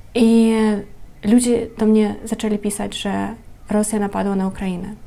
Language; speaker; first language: Polish; non-native, fluent; Russian